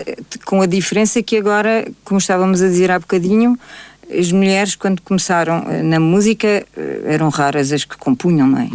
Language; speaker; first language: Portuguese; native; Portuguese